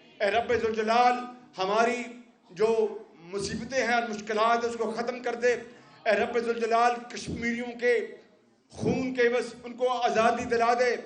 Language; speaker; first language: Urdu; non-native, local second language; Punjabi